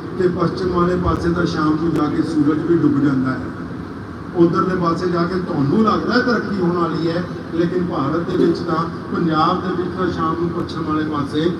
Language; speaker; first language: Punjabi; non-native, local second language; Urdu